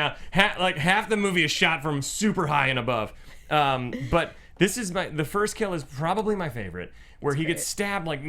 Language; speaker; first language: English; native; English